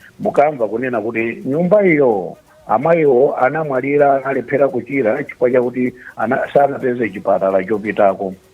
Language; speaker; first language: Nyanja; native; Nyanja